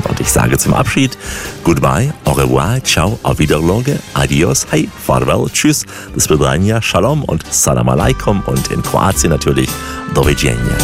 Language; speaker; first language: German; native; German